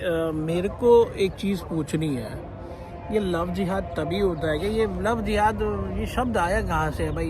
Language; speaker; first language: Hindi; non-native, local second language; Malayalam